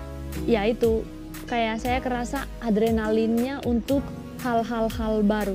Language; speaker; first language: Indonesian; non-native, fluent; Spanish